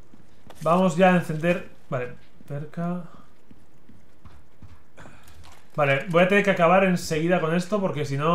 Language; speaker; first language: Spanish; native; Spanish